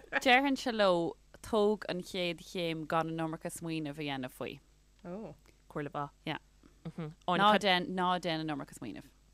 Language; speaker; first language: Irish; non-native, local second language; English